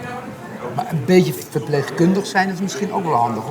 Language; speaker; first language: Dutch; native; Dutch